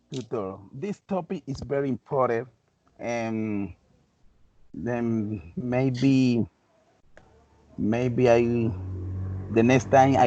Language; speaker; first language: English; non-native, learner; Spanish